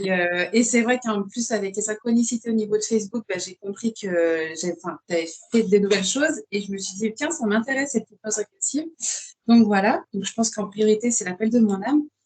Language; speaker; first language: French; native; French